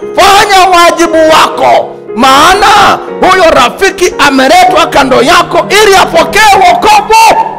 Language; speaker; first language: Swahili; native; Swahili